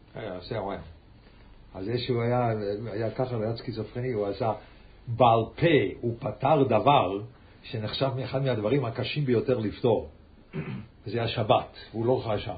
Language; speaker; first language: Hebrew; non-native, fluent; English